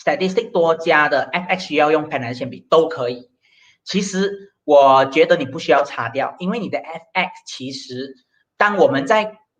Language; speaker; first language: Chinese; native; Chinese